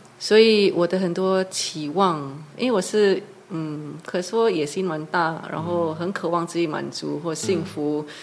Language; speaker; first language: Chinese; non-native, local second language; English